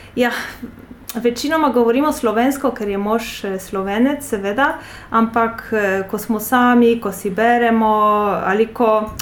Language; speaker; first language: Slovenian; non-native, fluent; Polish